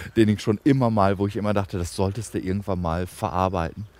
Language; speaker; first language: German; native; German